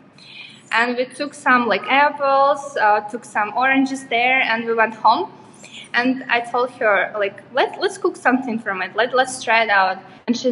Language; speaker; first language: English; non-native, fluent; Russian